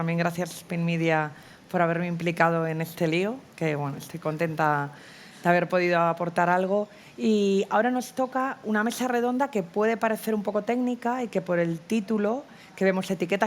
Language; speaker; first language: Spanish; native; Spanish